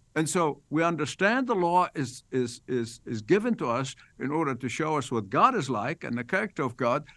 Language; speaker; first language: English; non-native, fluent; Arabic